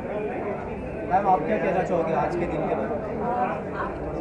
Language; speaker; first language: Hindi; native; Hindi